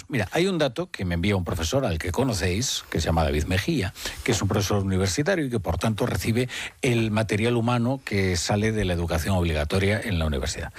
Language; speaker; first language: Spanish; native; Spanish